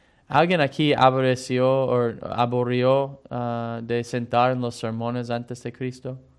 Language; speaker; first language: Spanish; non-native, fluent; English